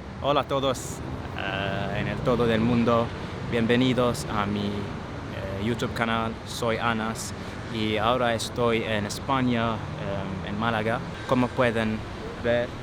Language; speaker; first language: Spanish; non-native, learner; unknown